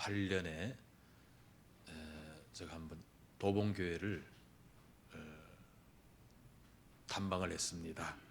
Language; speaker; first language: Korean; early bilingual, heritage; Korean